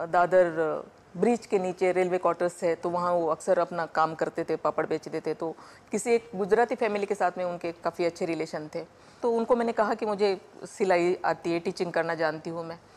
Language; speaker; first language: Hindi; non-native, local second language; Marathi